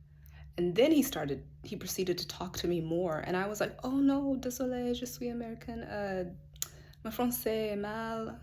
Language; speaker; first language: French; non-native, learner; English